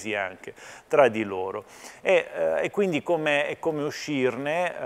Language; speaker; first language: Italian; native; Italian